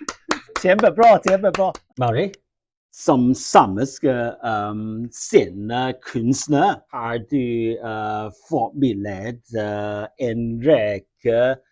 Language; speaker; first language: Norwegian; non-native, learner; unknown